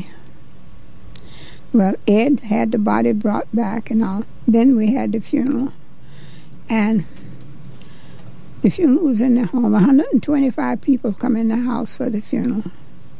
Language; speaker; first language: English; native; English